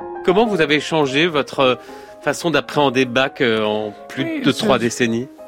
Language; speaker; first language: French; native; French